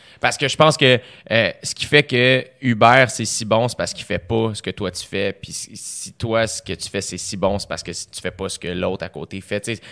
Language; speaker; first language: French; native; French